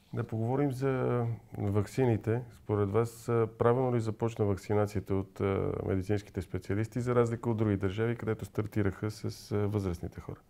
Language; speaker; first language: Bulgarian; native; Bulgarian